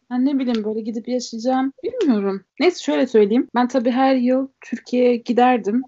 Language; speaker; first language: Turkish; early bilingual, heritage; Turkish